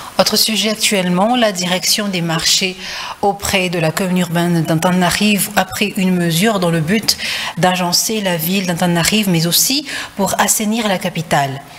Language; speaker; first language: French; non-native, local second language; Malagasy